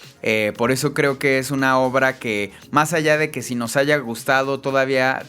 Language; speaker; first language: Spanish; native; Spanish